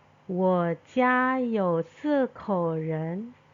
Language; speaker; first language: Chinese; non-native, fluent; Indonesian